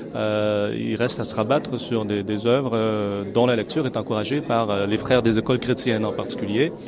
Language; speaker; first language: French; native; French